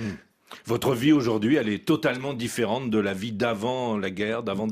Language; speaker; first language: French; native; French